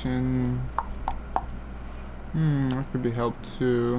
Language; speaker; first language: English; native; English